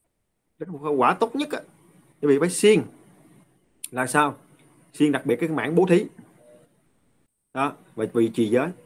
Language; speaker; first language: Vietnamese; native; Vietnamese